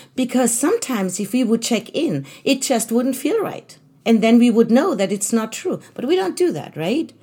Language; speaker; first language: English; non-native, fluent; German